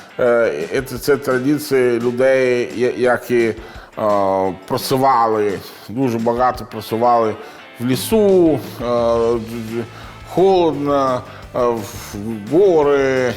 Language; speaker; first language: Ukrainian; non-native, learner; Italian